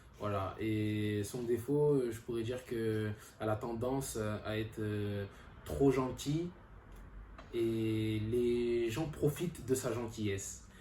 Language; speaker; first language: French; early bilingual, other home language; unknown